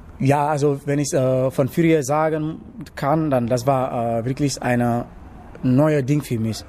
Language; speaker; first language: German; non-native, learner; Wolof